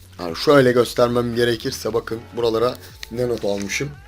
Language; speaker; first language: Turkish; native; Turkish